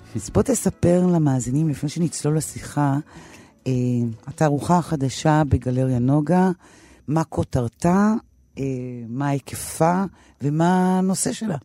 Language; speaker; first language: Hebrew; native; Hebrew